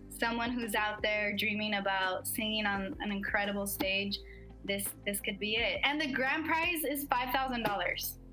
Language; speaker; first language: English; native; English